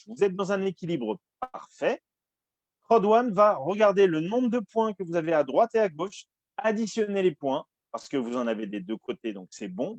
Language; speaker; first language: French; native; French